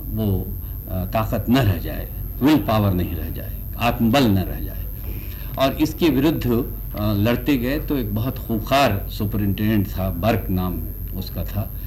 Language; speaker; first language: Hindi; native; Hindi